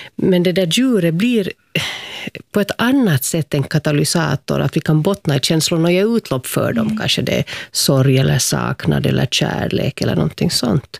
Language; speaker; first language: Swedish; native; Swedish